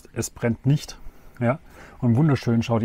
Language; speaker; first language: German; native; German